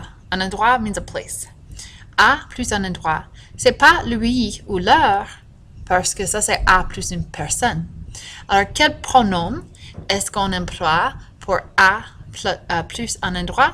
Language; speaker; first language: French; non-native, fluent; English